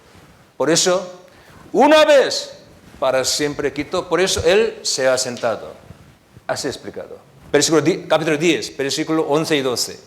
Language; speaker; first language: Spanish; non-native, learner; Korean